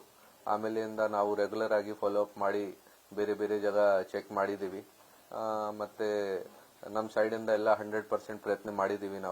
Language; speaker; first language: Kannada; non-native, local second language; Hindi